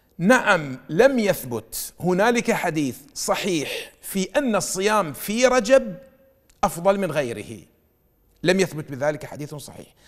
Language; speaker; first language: Arabic; native; Arabic